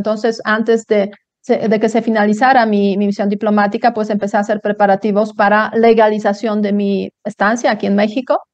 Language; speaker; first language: Spanish; non-native, fluent; Polish